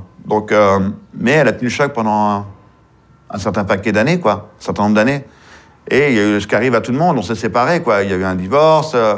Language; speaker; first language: French; native; French